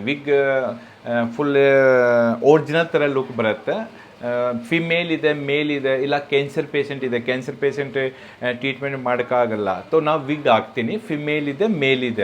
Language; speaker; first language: Kannada; non-native, local second language; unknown